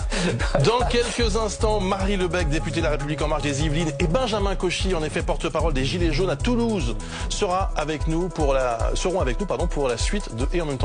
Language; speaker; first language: French; native; French